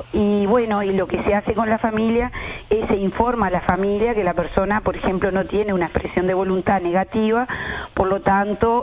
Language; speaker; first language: Spanish; native; Spanish